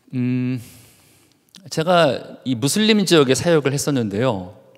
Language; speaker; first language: Korean; native; Korean